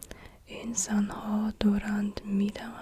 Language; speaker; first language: Persian; non-native, learner; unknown